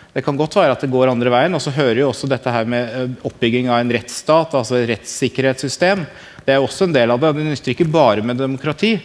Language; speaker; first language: Norwegian; native; Norwegian